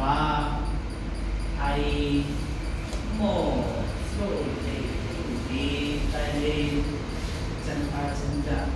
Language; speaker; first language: Vietnamese; non-native, learner; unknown